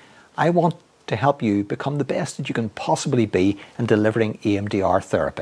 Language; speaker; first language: English; native; English